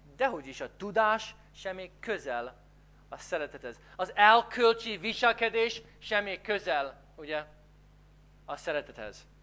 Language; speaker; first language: Hungarian; non-native, fluent; English